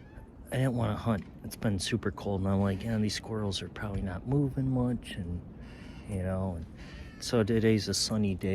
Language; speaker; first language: English; native; English